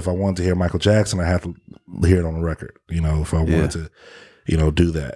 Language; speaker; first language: English; native; English